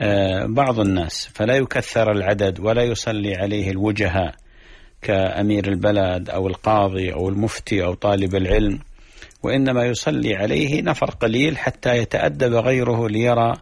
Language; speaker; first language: Arabic; native; Arabic